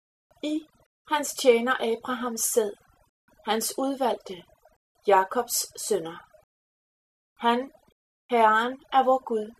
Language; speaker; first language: Danish; native; Danish